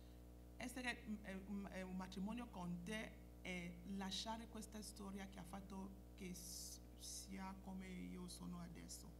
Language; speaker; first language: Italian; non-native, fluent; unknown